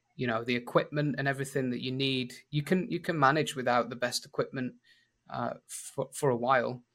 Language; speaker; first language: English; native; English